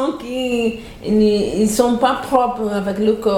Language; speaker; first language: French; non-native, learner; Portuguese